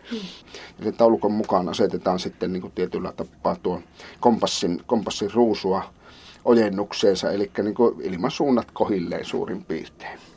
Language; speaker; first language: Finnish; native; Finnish